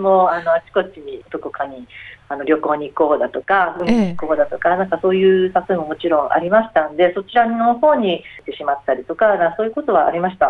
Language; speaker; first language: Japanese; native; Japanese